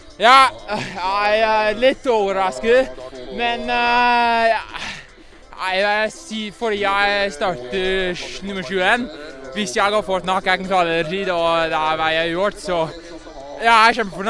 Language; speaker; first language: Norwegian; non-native, learner; English